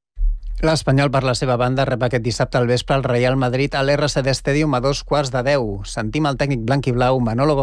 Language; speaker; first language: Catalan; native; Catalan